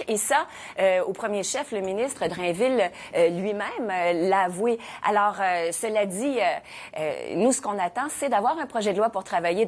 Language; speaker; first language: French; native; French